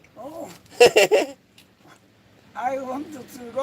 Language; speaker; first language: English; non-native, learner; Japanese